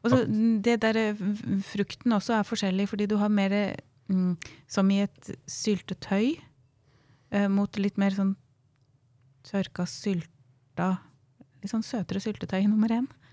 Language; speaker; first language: Norwegian; native; Norwegian